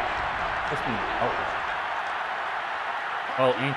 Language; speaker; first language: English; native; English